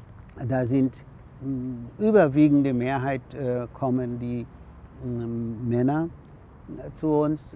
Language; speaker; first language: German; non-native, fluent; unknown